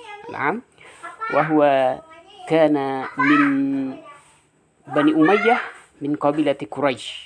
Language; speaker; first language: Arabic; non-native, fluent; Indonesian